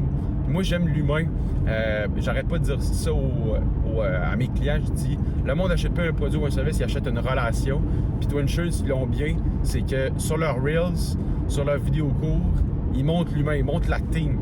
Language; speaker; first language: French; native; French